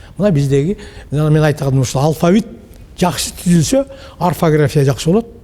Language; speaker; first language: Kyrgyz; native; Kyrgyz